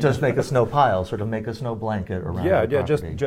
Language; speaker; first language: English; native; English